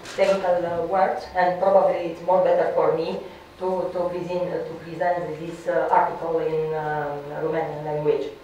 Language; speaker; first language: English; non-native, learner; Romanian